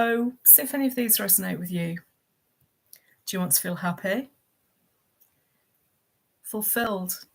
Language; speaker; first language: English; native; English